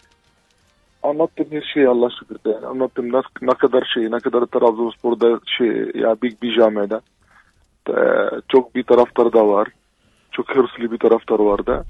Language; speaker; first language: Turkish; non-native, learner; Arabic